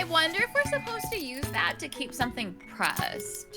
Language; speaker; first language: English; native; English